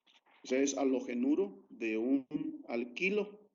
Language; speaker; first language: Spanish; native; Spanish